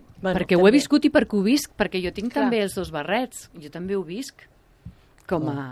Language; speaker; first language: Catalan; native; Catalan